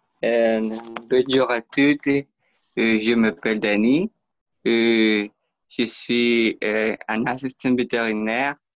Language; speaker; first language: French; non-native, learner; Spanish